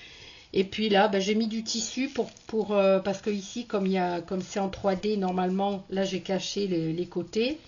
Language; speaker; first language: French; native; French